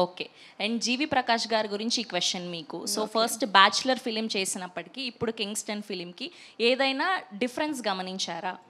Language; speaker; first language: Telugu; native; Telugu